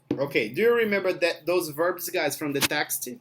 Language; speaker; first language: English; non-native, fluent; Portuguese